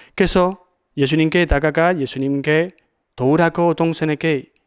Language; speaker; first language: Korean; non-native, fluent; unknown